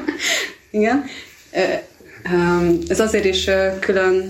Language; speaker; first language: Hungarian; native; Hungarian